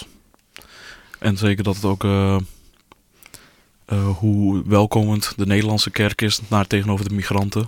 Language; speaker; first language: Dutch; early bilingual, other home language; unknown